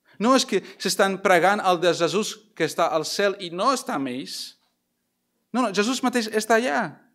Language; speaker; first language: Catalan; non-native, fluent; English